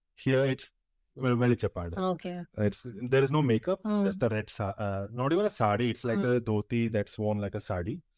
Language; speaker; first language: English; non-native, local second language; Tulu